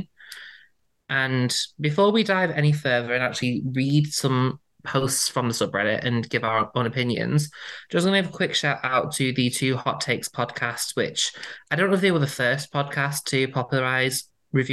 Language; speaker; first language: English; native; English